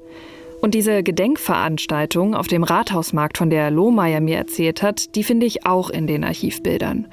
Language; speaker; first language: German; native; German